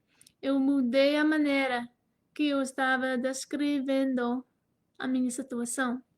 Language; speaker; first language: Portuguese; non-native, fluent; English